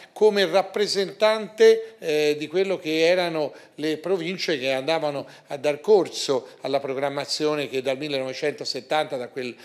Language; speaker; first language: Italian; native; Italian